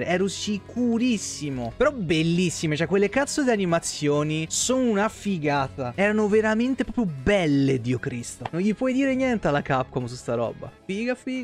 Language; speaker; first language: Italian; native; Italian